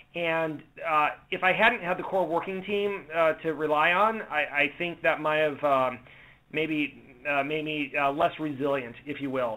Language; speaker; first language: English; native; English